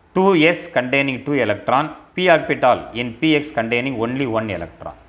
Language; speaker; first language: English; non-native, local second language; Tamil